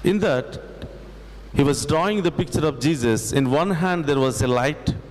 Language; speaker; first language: English; non-native, local second language; Telugu